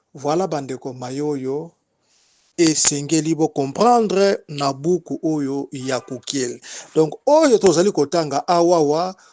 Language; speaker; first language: Lingala; non-native, local second language; Kongo